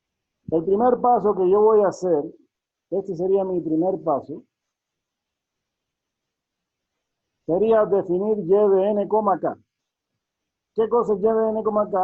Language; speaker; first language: Spanish; native; Spanish